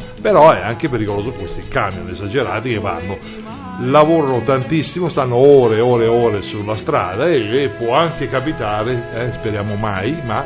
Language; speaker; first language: Italian; native; Italian